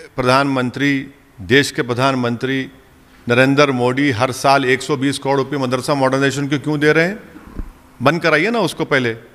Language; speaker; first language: Hindi; non-native, local second language; Urdu